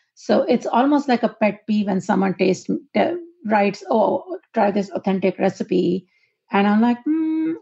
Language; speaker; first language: English; non-native, local second language; Urdu